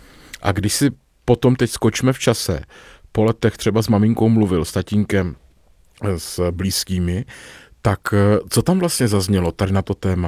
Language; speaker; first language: Czech; native; Czech